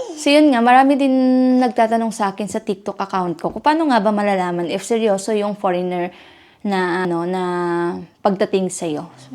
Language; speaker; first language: Filipino; native; Filipino